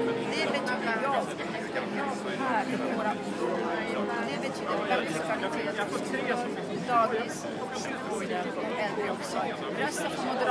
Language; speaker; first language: Swedish; non-native, fluent; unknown